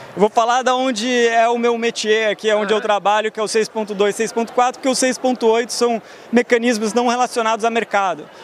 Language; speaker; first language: Portuguese; native; Portuguese